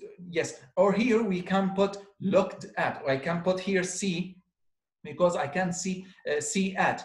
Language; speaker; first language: English; non-native, fluent; Arabic